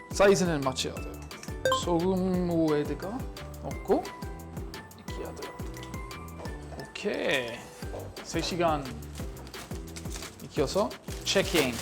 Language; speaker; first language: Korean; non-native, learner; English